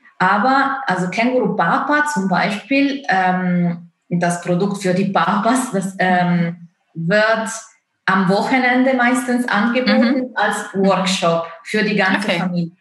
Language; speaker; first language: German; non-native, fluent; Italian